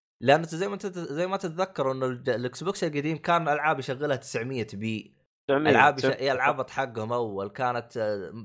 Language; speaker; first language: Arabic; native; Arabic